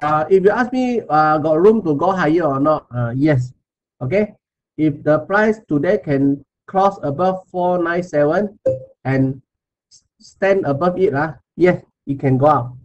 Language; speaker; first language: English; non-native, local second language; Chinese